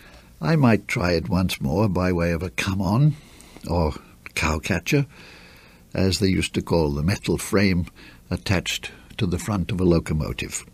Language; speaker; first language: English; native; English